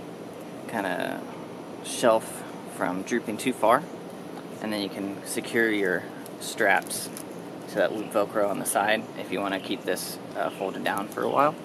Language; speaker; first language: English; native; English